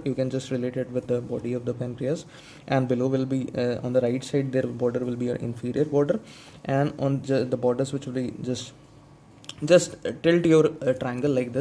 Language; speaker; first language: English; non-native, local second language; Hindi